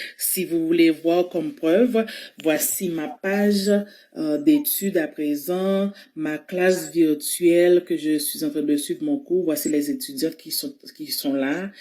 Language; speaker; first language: French; non-native, local second language; Haitian Creole